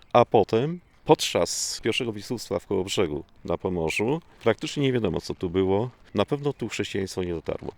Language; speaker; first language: Polish; native; Polish